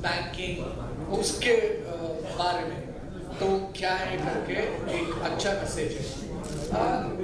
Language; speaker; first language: Hindi; non-native, local second language; Kannada